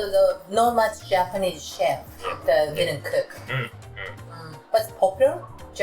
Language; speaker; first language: English; non-native, learner; Japanese